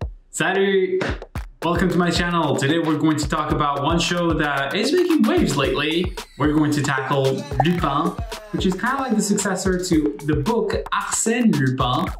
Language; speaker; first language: English; non-native, fluent; French